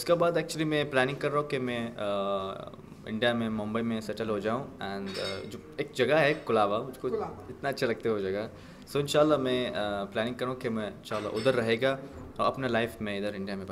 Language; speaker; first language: Hindi; non-native, fluent; Arabic